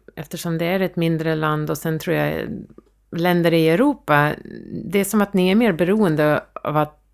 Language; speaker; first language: Swedish; early bilingual, heritage; Swedish